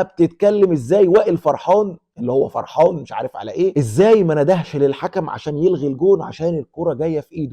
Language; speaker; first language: Arabic; native; Arabic